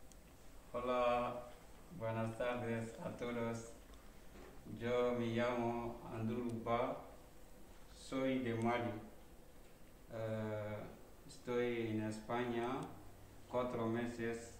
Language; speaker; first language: Spanish; non-native, learner; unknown